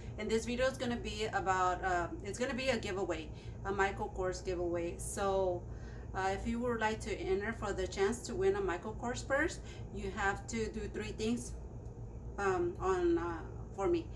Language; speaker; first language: English; non-native, fluent; Spanish